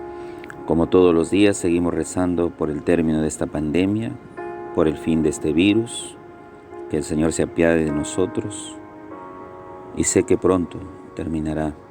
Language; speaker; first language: Spanish; native; Spanish